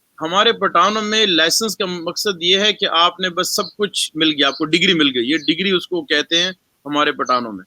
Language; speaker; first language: Urdu; non-native, local second language; Pashto